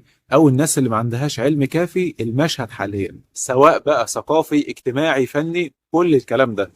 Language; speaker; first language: Arabic; native; Arabic